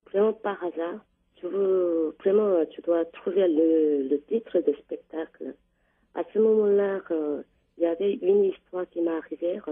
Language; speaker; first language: French; non-native, learner; Korean